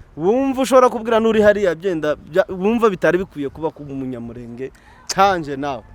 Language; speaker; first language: Kinyarwanda; native; Kinyarwanda